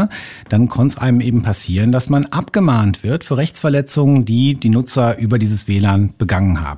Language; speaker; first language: German; native; German